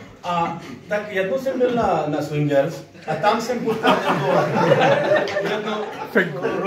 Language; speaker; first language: Czech; non-native, learner; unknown